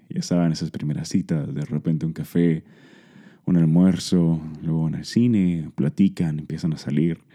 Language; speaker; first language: Spanish; early bilingual, heritage; Spanish